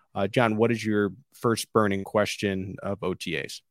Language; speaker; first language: English; native; English